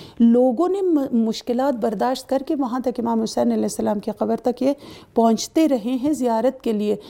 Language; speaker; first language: Urdu; native; Urdu